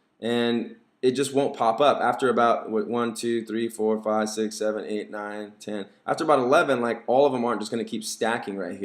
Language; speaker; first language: English; native; English